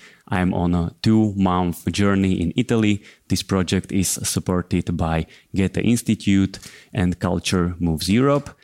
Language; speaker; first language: English; non-native, fluent; Slovak